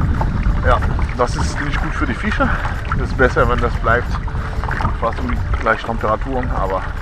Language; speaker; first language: German; non-native, fluent; French